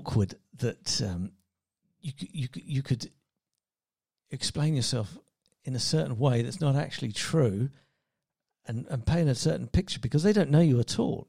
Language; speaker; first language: English; native; English